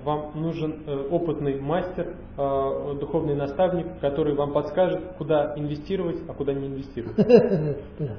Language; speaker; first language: Russian; native; Russian